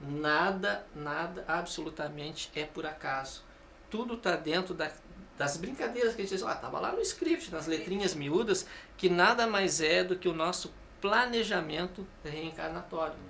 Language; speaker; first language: Portuguese; native; Portuguese